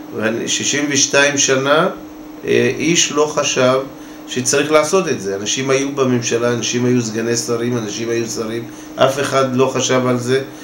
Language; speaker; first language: Hebrew; non-native, local second language; Arabic